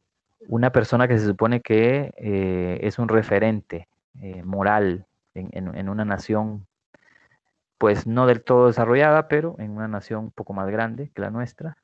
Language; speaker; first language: Spanish; native; Spanish